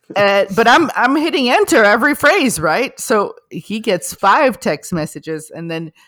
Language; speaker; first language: English; non-native, fluent; Portuguese